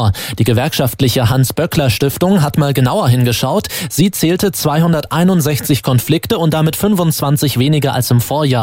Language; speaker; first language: German; native; German